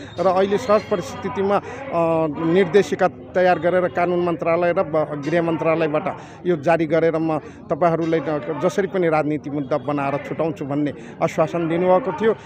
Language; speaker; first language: Nepali; non-native, local second language; Dangaura Tharu